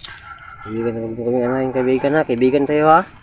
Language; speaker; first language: Filipino; non-native, local second language; Cebuano